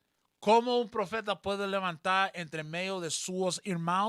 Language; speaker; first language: Spanish; early bilingual, heritage; Spanish